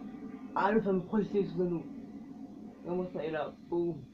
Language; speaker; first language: French; native; French